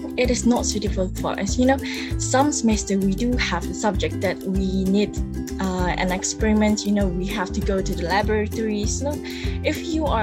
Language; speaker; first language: English; non-native, local second language; Malay